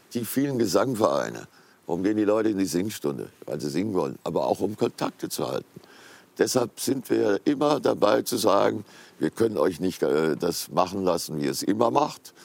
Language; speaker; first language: German; native; German